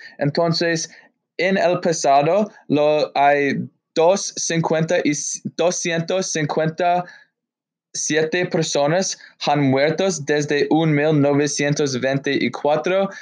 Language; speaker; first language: Spanish; non-native, learner; English